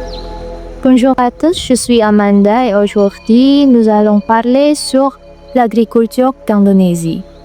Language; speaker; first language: French; non-native, learner; Indonesian